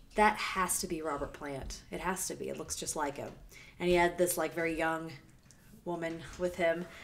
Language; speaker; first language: English; native; English